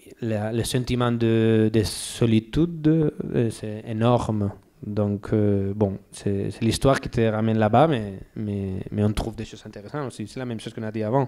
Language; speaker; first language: French; non-native, learner; Spanish